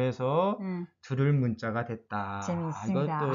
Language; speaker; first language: Korean; native; Korean